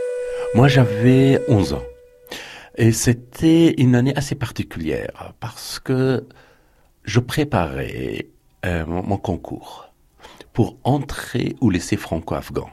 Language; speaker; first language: French; non-native, fluent; Persian